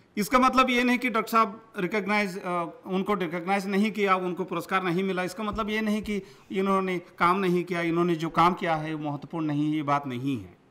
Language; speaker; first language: Hindi; non-native, local second language; Kannada